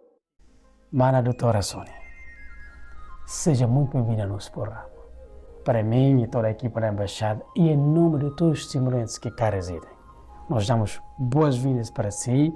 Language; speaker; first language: Portuguese; non-native, local second language; Tetum